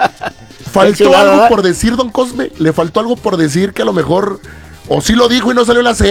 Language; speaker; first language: Spanish; native; Spanish